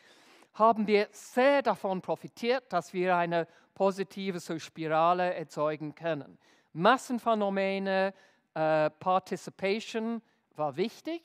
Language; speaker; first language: German; non-native, fluent; English